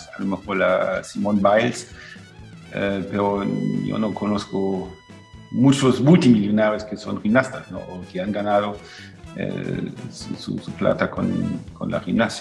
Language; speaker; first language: Spanish; non-native, fluent; German